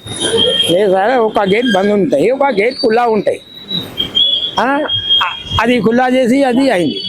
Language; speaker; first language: Telugu; non-native, local second language; Urdu